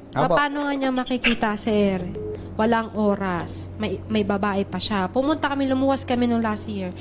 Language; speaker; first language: Filipino; native; Filipino